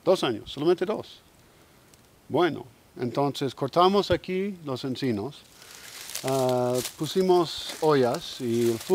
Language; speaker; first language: Spanish; non-native, learner; English